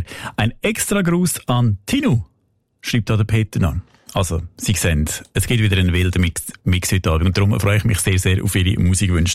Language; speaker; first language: German; native; German